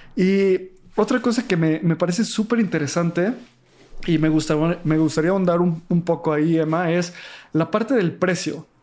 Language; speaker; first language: Spanish; native; Spanish